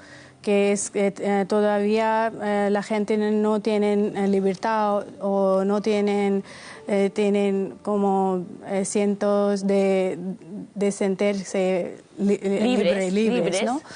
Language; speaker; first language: Spanish; non-native, fluent; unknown